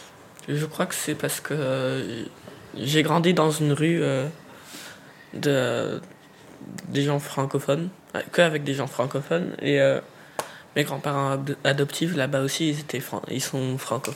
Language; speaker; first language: French; non-native, local second language; Dutch